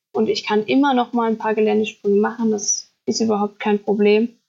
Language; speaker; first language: German; native; German